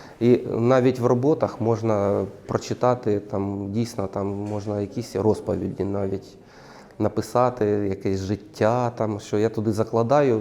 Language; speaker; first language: Ukrainian; native; Ukrainian